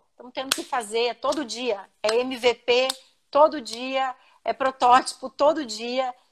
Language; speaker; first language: Portuguese; native; Portuguese